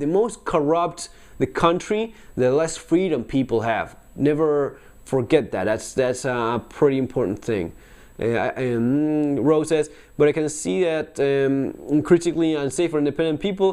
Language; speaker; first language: English; non-native, fluent; Spanish